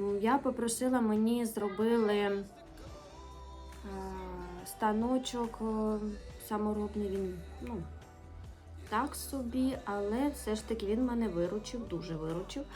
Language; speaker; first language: Ukrainian; native; Ukrainian